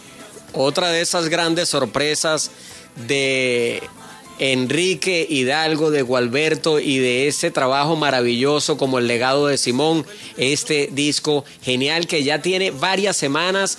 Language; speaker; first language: Spanish; native; Spanish